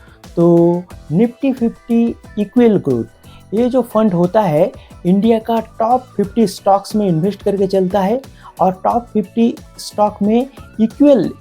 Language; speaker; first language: Hindi; non-native, local second language; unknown